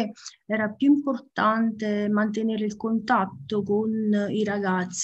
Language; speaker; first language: Italian; native; Italian